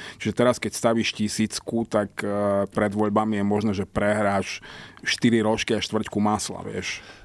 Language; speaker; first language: Slovak; non-native, local second language; Hungarian